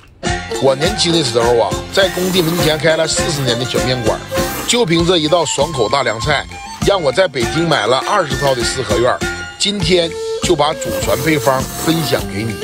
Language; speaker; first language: Chinese; native; Chinese